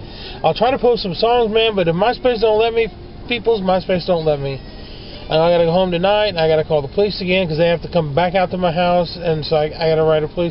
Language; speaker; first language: English; native; English